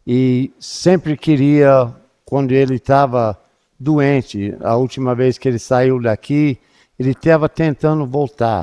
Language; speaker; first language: Portuguese; non-native, fluent; English